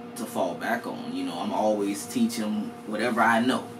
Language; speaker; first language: English; native; English